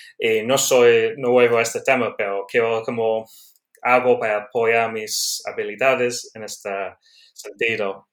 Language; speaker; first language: Spanish; non-native, learner; English